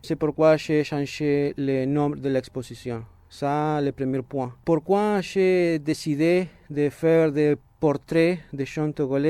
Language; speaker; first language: French; non-native, fluent; Spanish